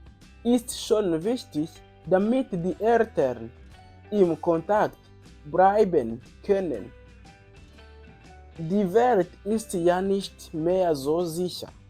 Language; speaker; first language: German; non-native, fluent; Kinyarwanda